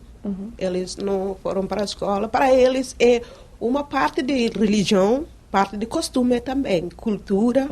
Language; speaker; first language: Portuguese; non-native, fluent; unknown